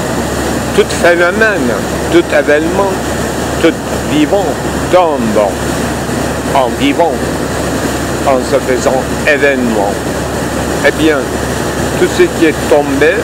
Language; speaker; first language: French; non-native, fluent; Turkish